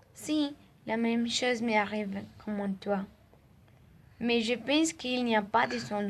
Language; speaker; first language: French; non-native, learner; Spanish